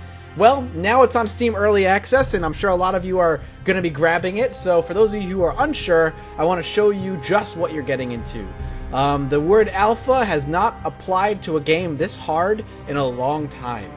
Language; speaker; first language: English; native; English